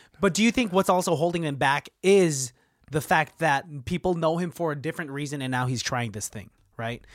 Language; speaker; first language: English; native; English